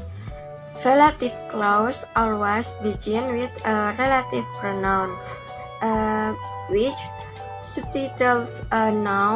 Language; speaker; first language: English; non-native, learner; Indonesian